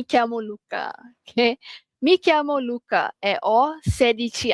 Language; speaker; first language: Italian; non-native, learner; Malay